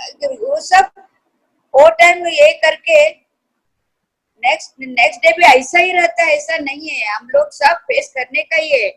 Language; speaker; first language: Hindi; non-native, local second language; Kannada